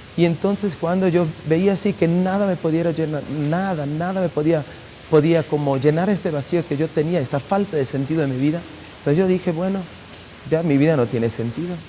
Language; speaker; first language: Spanish; non-native, fluent; Italian